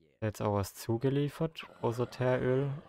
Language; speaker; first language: German; native; German